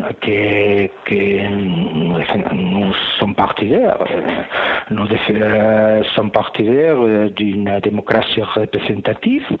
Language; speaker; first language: French; non-native, learner; Catalan